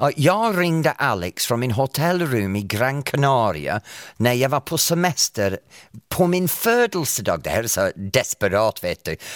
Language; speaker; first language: Swedish; non-native, fluent; English